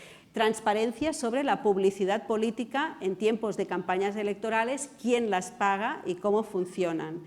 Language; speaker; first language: Spanish; non-native, local second language; Catalan